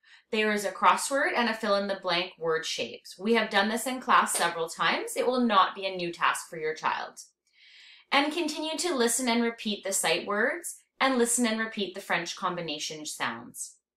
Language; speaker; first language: English; native; English